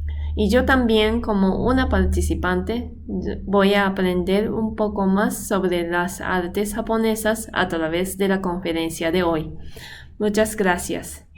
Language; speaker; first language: Spanish; non-native, fluent; Japanese